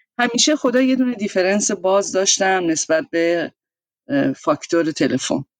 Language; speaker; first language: Persian; native; Persian